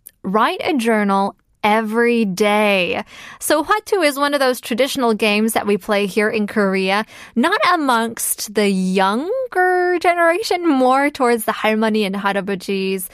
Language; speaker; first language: English; early bilingual, other home language; Korean